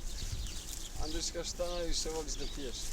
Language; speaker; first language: Bosnian; native; Bosnian